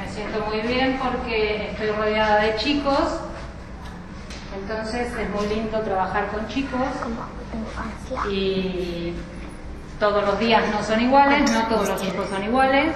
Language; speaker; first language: Spanish; native; Spanish